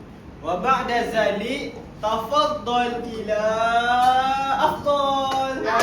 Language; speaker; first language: Arabic; non-native, learner; Malay